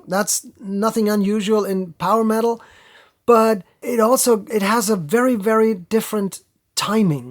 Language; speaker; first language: English; non-native, fluent; German